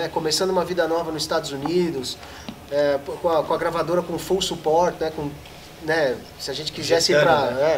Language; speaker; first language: Portuguese; native; Portuguese